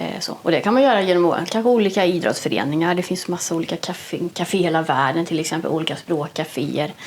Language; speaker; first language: Swedish; native; Swedish